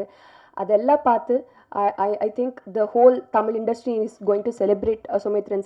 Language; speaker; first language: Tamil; non-native, local second language; Telugu